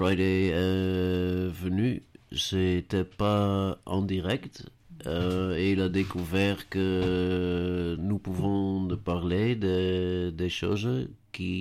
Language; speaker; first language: French; non-native, learner; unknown